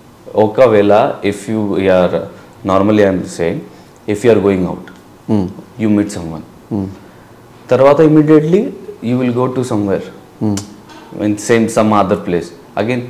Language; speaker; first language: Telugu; non-native, learner; Hindi